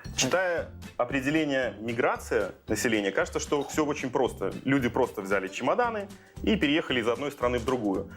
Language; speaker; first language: Russian; native; Russian